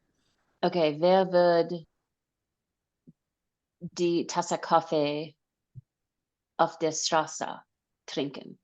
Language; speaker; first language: German; non-native, learner; English